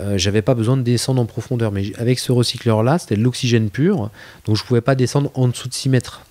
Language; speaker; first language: French; native; French